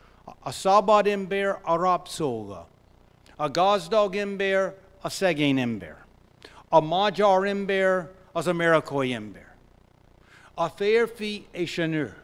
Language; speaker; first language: Hungarian; non-native, fluent; English